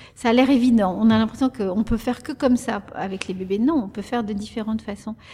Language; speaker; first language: French; early bilingual, other home language; Spanish